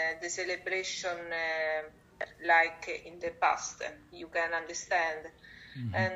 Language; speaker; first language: English; non-native, learner; Italian